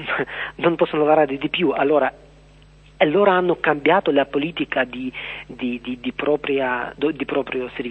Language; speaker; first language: Italian; non-native, learner; Ukrainian